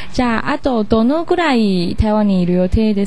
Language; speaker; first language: Japanese; non-native, learner; Chinese